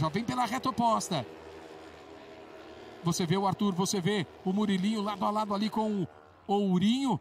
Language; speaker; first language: Portuguese; native; Portuguese